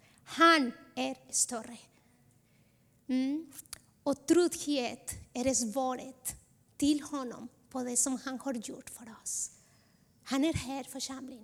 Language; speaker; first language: Swedish; non-native, fluent; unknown